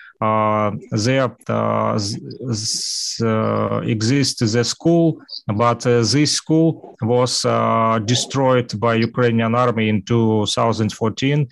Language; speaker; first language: English; non-native, learner; Russian